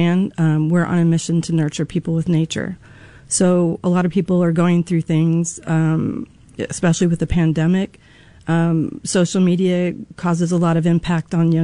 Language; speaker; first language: English; native; English